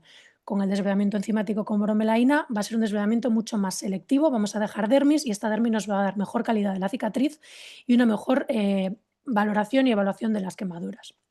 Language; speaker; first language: Spanish; native; Spanish